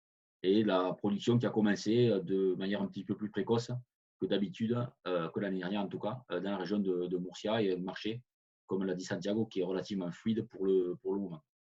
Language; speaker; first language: French; native; French